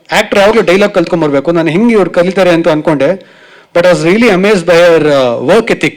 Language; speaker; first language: Kannada; native; Kannada